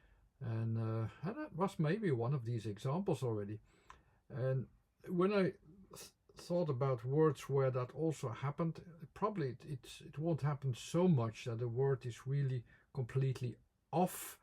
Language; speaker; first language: English; non-native, fluent; Dutch